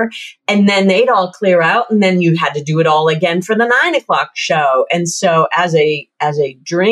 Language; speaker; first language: English; native; English